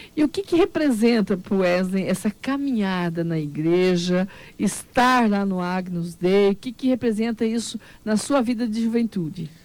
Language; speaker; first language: Portuguese; native; Portuguese